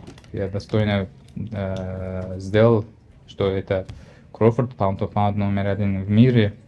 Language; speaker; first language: Russian; non-native, learner; Uzbek